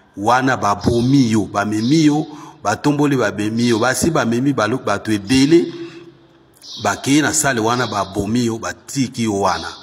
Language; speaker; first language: Lingala; non-native, local second language; Swahili